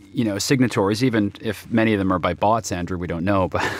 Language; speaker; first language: English; native; English